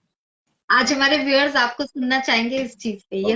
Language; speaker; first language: Hindi; native; Hindi